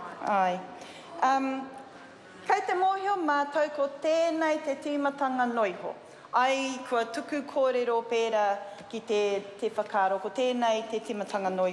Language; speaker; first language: Māori; non-native, learner; English